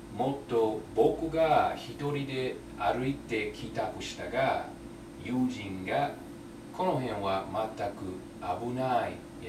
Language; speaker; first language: Japanese; non-native, learner; English